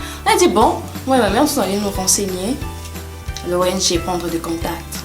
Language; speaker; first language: French; non-native, local second language; Lingala